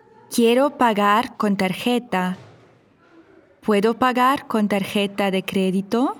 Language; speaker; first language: Spanish; non-native, fluent; German